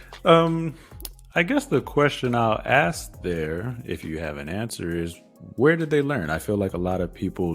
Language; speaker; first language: English; native; English